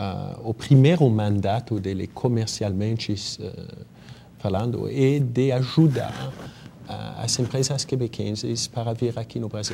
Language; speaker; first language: Portuguese; non-native, fluent; French